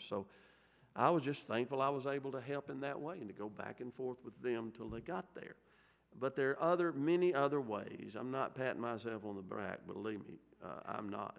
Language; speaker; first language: English; native; English